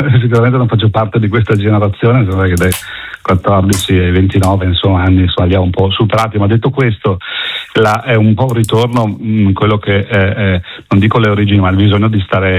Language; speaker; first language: Italian; non-native, local second language; Venetian